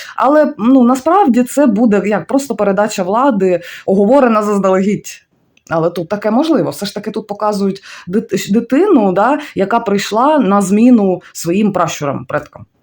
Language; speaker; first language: Ukrainian; non-native, local second language; Russian